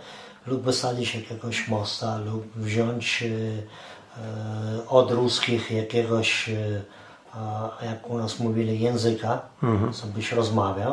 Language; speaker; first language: Polish; non-native, fluent; Ukrainian